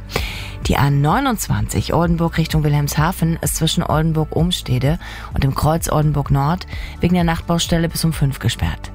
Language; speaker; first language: German; native; German